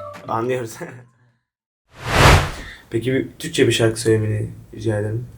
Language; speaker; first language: Turkish; native; Turkish